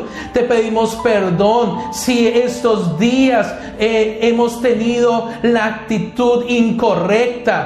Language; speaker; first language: Spanish; native; Spanish